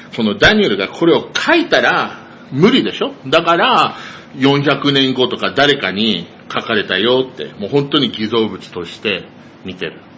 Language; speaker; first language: Japanese; non-native, fluent; English